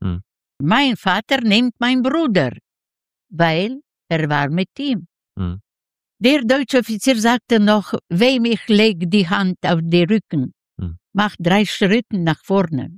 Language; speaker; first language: German; non-native, learner; Yiddish